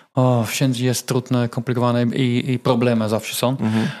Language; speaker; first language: Polish; non-native, fluent; Dutch